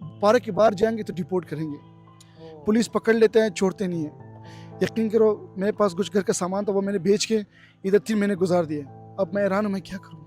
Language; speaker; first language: Hindi; non-native, fluent; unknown